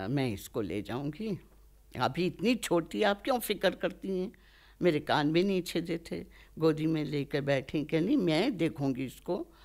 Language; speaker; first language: Hindi; native; Hindi